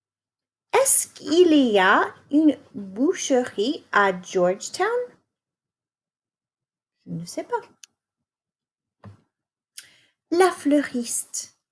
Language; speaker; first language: French; non-native, fluent; English